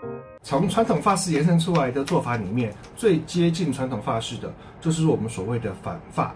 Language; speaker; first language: Chinese; native; Chinese